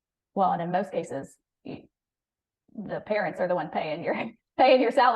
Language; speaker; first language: English; native; English